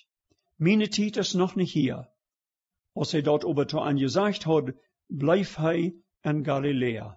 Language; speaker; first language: German; early bilingual, heritage; Plautdietsch